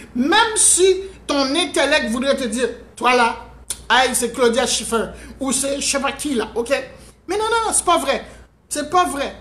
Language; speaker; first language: French; non-native, local second language; Haitian Creole